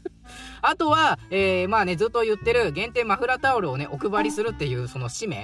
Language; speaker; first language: Japanese; native; Japanese